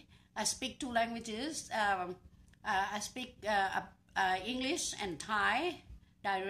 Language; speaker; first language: English; non-native, learner; Thai